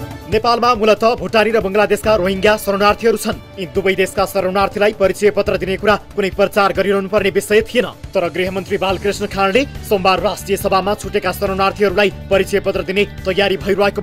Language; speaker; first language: Nepali; native; Nepali